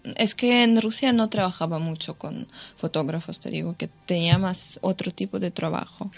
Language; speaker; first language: Spanish; non-native, fluent; Russian